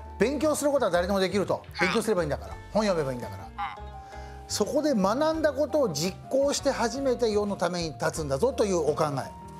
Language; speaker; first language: Japanese; native; Japanese